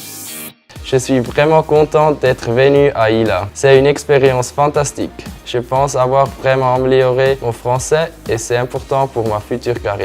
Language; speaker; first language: French; non-native, local second language; German